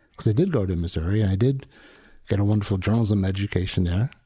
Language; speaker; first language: English; native; English